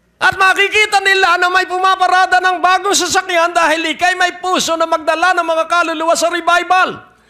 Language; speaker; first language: Filipino; native; Filipino